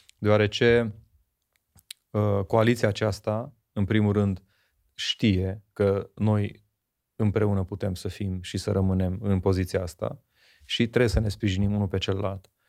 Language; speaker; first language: Romanian; non-native, local second language; Hungarian